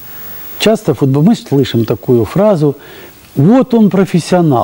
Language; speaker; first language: Russian; native; Russian